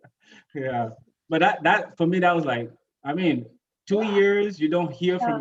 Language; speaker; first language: English; native; English